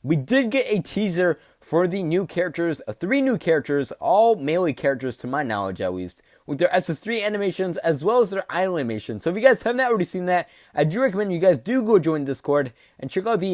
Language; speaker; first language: English; native; English